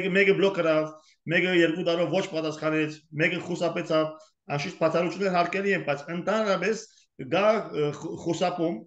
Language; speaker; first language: Armenian; early bilingual, heritage; Armenian